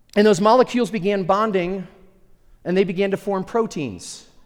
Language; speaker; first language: English; early bilingual, other home language; Spanish